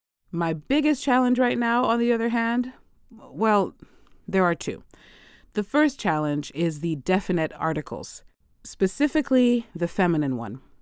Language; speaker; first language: English; native; English